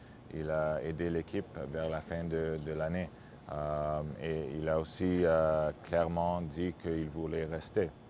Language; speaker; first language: French; non-native, fluent; English